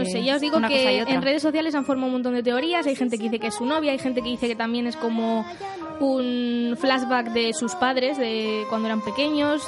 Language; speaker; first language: Spanish; native; Spanish